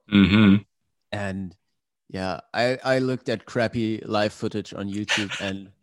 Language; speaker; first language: English; non-native, fluent; German